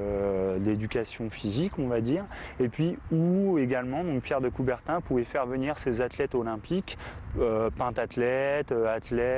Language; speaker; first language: French; native; French